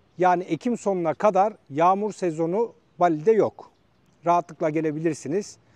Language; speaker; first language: Turkish; native; Turkish